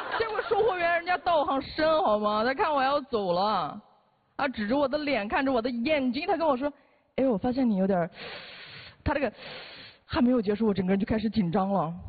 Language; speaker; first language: Chinese; non-native, local second language; Uyghur